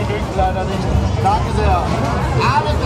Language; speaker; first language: German; native; German